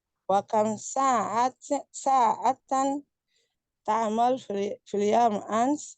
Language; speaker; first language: Arabic; non-native, learner; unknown